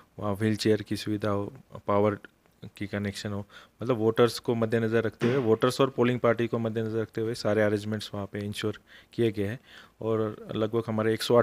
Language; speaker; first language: Hindi; non-native, local second language; Marathi